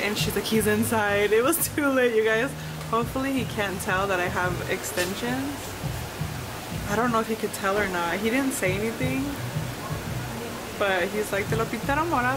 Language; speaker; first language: English; early bilingual, other home language; Spanish